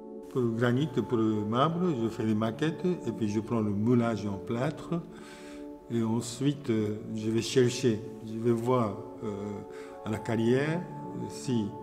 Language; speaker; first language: French; non-native, fluent; Japanese